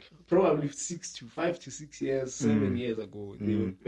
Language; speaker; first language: English; non-native, local second language; Northern Sotho